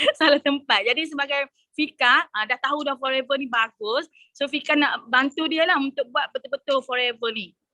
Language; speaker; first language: Malay; native; Malay